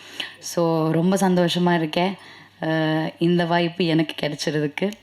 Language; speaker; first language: Tamil; non-native, learner; Telugu